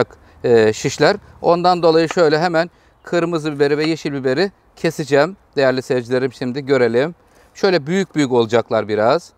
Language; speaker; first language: Turkish; native; Turkish